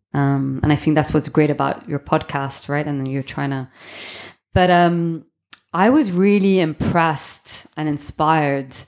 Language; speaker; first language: English; native; English